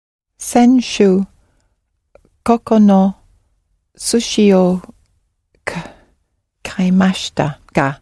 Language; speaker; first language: Japanese; non-native, learner; English